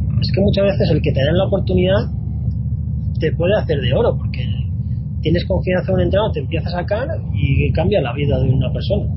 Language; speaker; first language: Spanish; native; Spanish